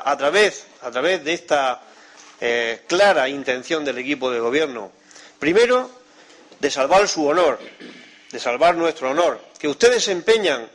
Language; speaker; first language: Spanish; native; Spanish